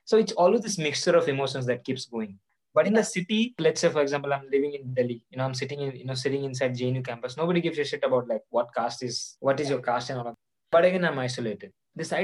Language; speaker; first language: English; non-native, local second language; Odia